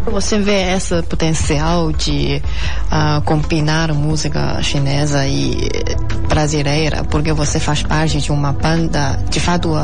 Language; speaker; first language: Portuguese; non-native, fluent; Chinese